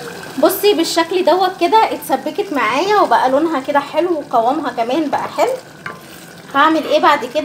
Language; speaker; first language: Arabic; native; Arabic